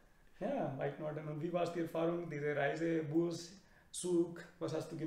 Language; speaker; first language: German; non-native, learner; Urdu